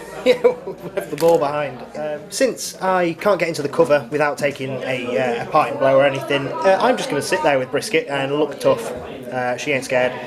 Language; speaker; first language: English; native; English